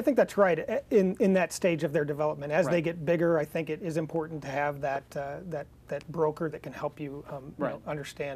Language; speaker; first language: English; native; English